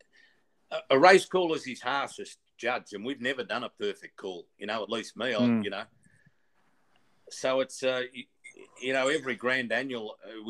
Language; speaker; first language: English; native; English